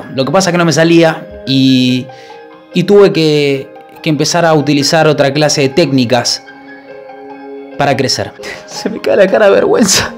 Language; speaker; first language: Spanish; native; Spanish